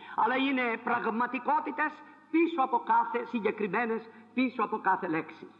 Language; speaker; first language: Greek; non-native, fluent; French